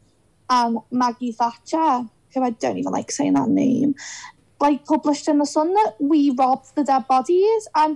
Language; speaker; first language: English; native; English